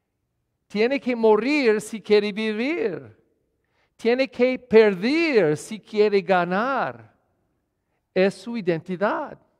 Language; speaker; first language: Spanish; non-native, fluent; English